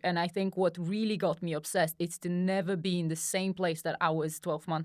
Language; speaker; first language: English; non-native, fluent; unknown